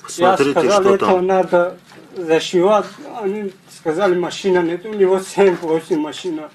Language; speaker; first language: Russian; non-native, learner; Tajik